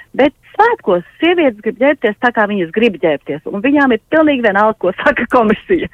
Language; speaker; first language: Latvian; native; Latvian